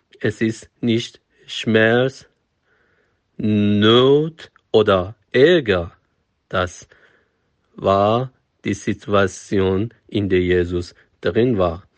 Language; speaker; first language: German; non-native, fluent; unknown